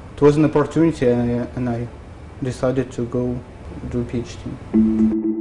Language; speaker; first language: English; non-native, fluent; Russian